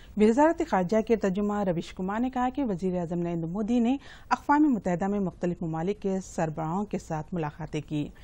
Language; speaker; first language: Urdu; native; Urdu